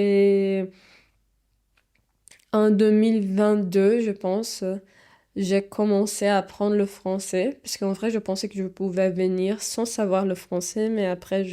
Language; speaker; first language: French; non-native, fluent; Portuguese